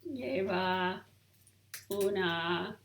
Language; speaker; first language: Spanish; non-native, learner; English